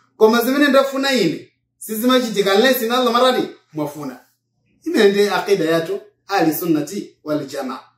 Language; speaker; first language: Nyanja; non-native, local second language; Yao